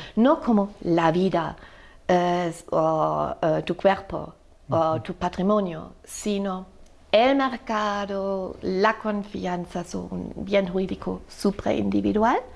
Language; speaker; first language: Spanish; non-native, fluent; German